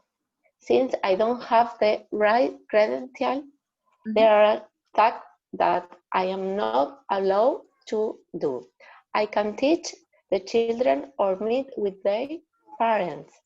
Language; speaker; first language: English; non-native, learner; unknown